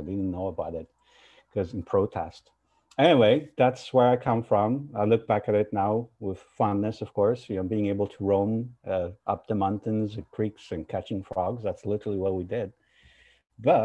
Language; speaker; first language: English; non-native, fluent; Portuguese